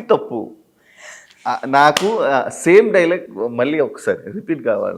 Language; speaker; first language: Telugu; native; Telugu